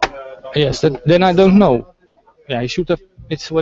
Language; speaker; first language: English; non-native, fluent; Dutch